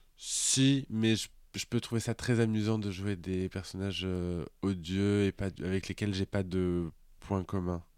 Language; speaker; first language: French; native; French